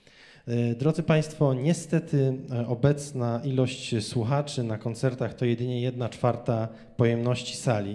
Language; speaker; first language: Polish; native; Polish